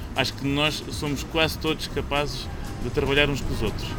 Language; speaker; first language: Portuguese; native; Portuguese